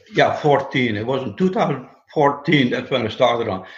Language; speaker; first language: English; non-native, fluent; Dutch